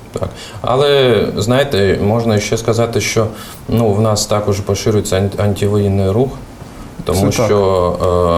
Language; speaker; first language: Ukrainian; non-native, fluent; Russian